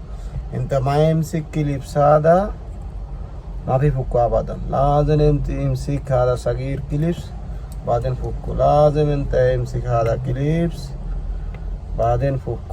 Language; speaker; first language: Arabic; non-native, learner; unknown